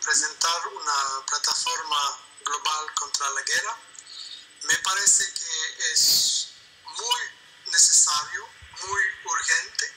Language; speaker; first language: Spanish; non-native, fluent; French